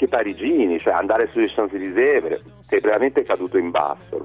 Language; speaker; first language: Italian; native; Italian